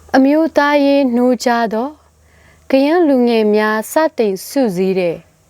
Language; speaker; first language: Burmese; non-native, local second language; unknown